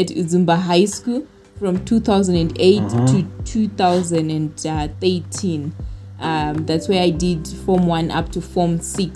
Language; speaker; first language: English; non-native, local second language; Shona